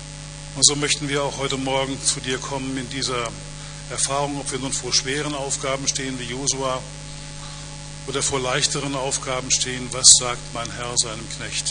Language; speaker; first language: German; native; German